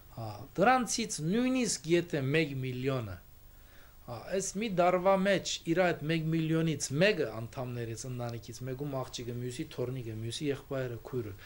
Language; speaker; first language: Armenian; early bilingual, heritage; Armenian